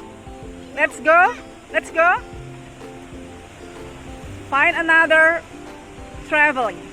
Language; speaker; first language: English; non-native, learner; Indonesian